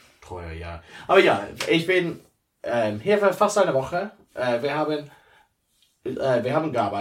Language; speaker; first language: German; non-native, learner; English